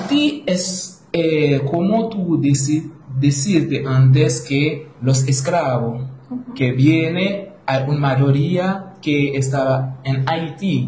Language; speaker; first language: Spanish; non-native, learner; Haitian Creole